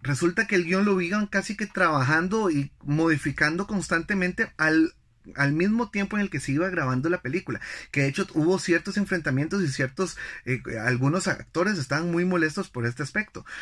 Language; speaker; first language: Spanish; native; Spanish